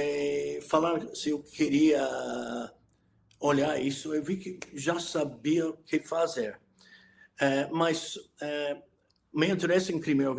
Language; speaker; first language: Portuguese; non-native, fluent; English